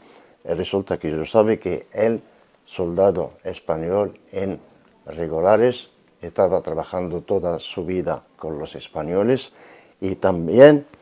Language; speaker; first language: Spanish; non-native, learner; Arabic